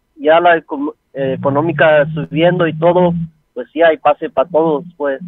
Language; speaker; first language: Spanish; early bilingual, heritage; Spanish